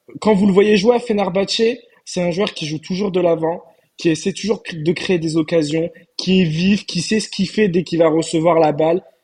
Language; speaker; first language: French; early bilingual, other home language; Turkish